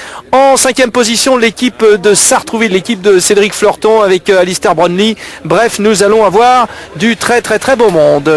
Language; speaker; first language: French; native; French